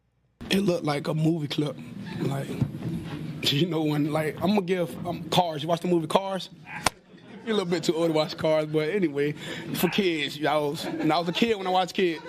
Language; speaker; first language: English; native; English